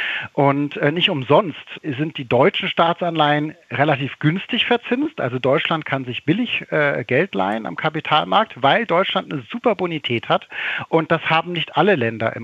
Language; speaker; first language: German; native; German